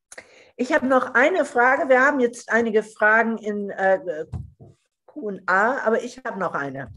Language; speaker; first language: German; non-native, fluent; English